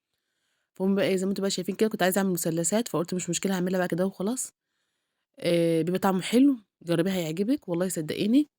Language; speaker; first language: Arabic; native; Arabic